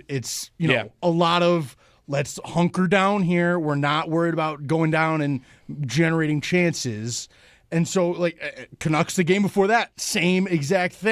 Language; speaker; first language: English; native; English